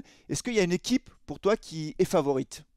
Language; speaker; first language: French; native; French